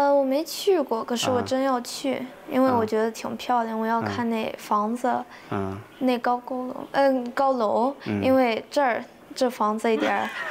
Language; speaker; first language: Chinese; early bilingual, heritage; Chinese